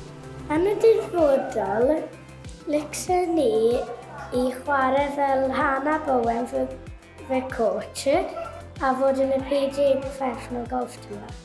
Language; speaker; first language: Welsh; non-native, local second language; English